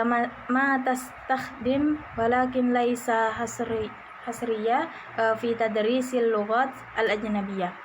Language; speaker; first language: Arabic; non-native, learner; Indonesian